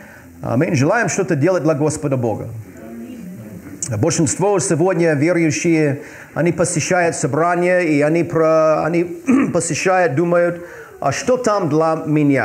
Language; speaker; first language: Russian; non-native, fluent; English